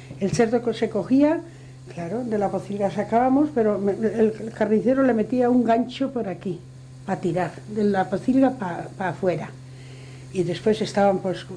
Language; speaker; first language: Spanish; non-native, local second language; Basque